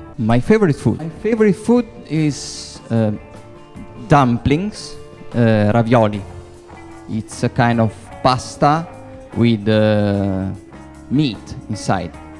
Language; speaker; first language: English; non-native, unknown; Italian